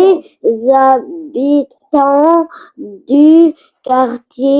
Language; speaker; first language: French; non-native, learner; Arabic